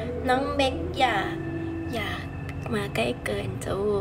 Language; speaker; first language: Thai; early bilingual, other home language; English